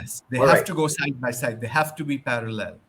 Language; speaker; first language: English; non-native, local second language; Urdu